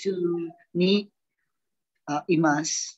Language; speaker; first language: Japanese; non-native, learner; Filipino